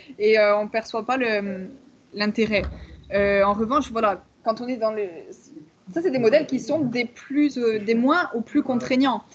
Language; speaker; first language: French; native; French